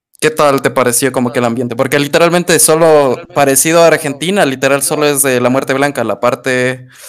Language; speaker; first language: Spanish; native; Spanish